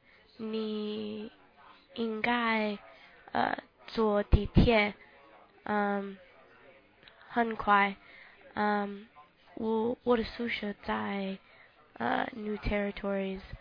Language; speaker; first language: Chinese; non-native, learner; English